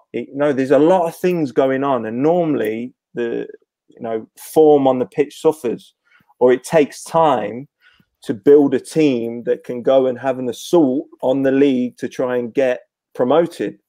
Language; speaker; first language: English; native; English